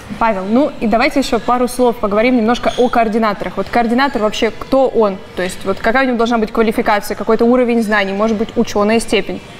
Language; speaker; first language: Russian; native; Russian